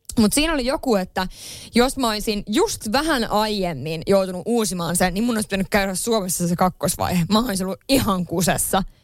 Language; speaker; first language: Finnish; early bilingual, heritage; Finnish